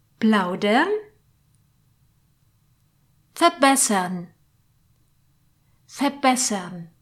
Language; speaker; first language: German; non-native, fluent; Polish